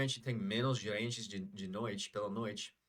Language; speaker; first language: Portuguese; non-native, fluent; English